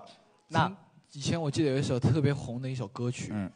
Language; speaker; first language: Chinese; native; Chinese